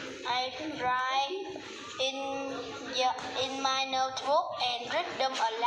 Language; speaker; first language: English; non-native, learner; Vietnamese